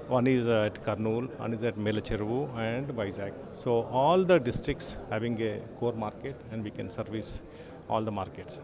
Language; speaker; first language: English; non-native, local second language; Telugu